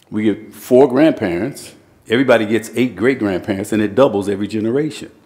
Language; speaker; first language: English; native; English